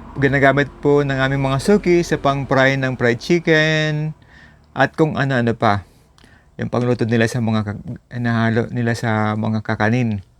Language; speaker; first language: Filipino; non-native, local second language; Bikol